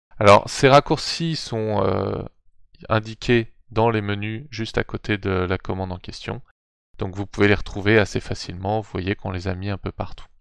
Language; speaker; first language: French; native; French